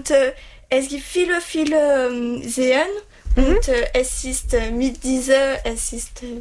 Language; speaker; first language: German; non-native, learner; French